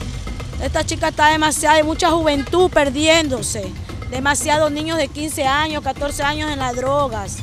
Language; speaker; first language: Spanish; native; Spanish